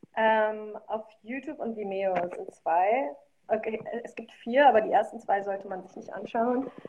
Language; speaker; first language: German; early bilingual, other home language; Arabic